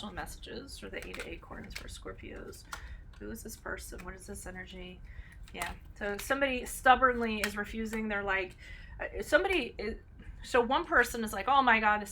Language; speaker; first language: English; native; English